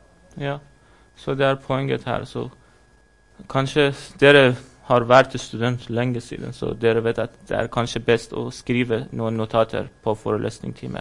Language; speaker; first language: Norwegian; non-native, fluent; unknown